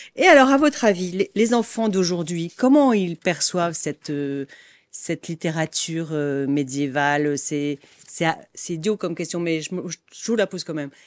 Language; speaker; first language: French; native; French